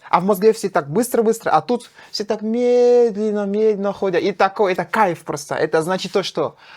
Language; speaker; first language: Russian; non-native, fluent; French